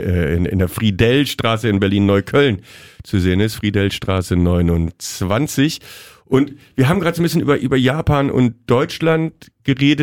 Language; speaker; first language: German; native; German